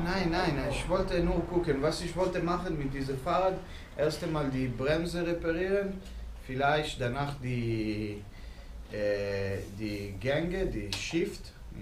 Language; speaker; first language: German; non-native, learner; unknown